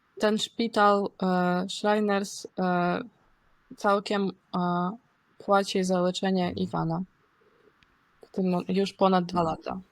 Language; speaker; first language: Polish; non-native, fluent; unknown